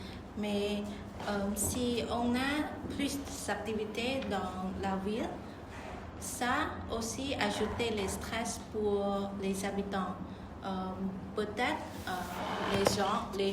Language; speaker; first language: French; non-native, learner; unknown